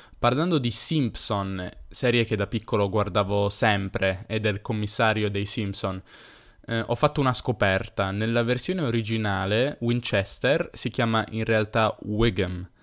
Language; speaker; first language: Italian; native; Italian